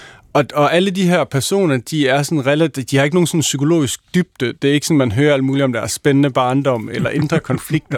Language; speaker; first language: Danish; native; Danish